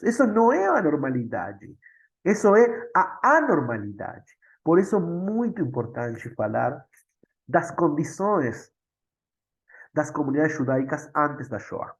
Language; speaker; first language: Portuguese; non-native, fluent; Spanish